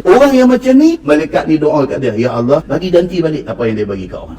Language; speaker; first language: Malay; native; Malay